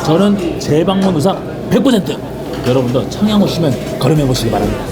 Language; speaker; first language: Korean; native; Korean